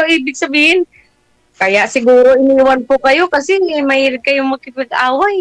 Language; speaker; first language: Filipino; non-native, local second language; Cebuano